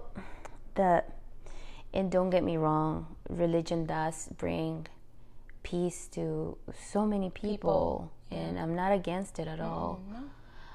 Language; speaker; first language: English; non-native, fluent; Spanish